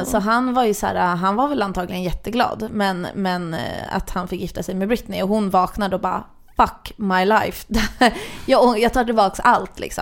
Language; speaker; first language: Swedish; native; Swedish